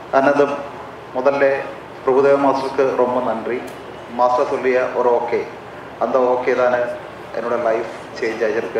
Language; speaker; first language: Tamil; non-native, learner; Malayalam